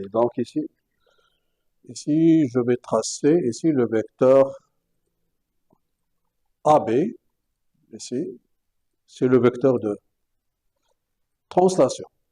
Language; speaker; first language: French; non-native, local second language; Arabic